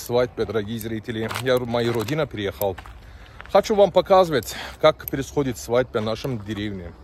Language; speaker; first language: Russian; non-native, learner; Turkish